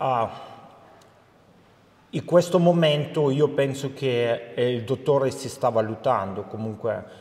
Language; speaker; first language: Italian; non-native, fluent; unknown